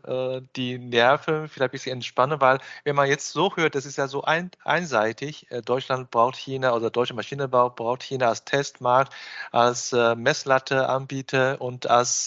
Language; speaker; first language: German; non-native, fluent; Chinese